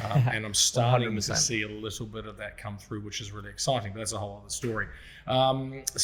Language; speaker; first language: English; native; English